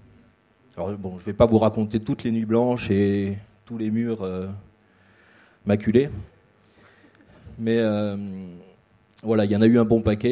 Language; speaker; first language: French; native; French